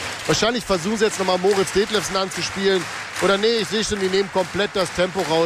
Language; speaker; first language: German; native; German